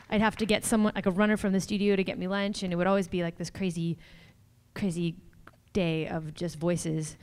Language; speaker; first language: English; native; English